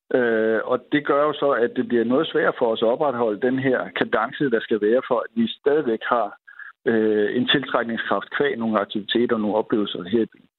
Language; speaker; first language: Danish; native; Danish